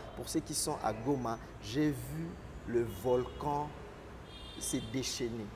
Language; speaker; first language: French; non-native, local second language; Lingala